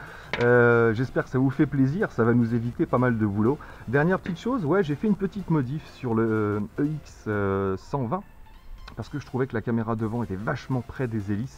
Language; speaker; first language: French; native; French